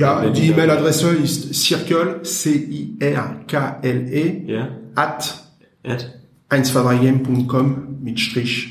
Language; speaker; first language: German; non-native, learner; French